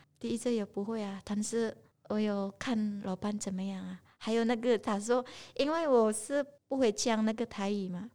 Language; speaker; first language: Chinese; non-native, learner; Indonesian